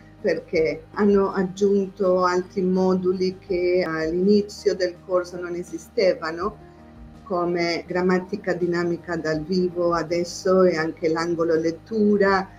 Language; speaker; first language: Italian; non-native, learner; Spanish